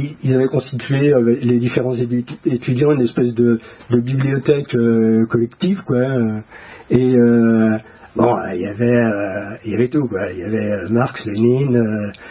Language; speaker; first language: French; native; French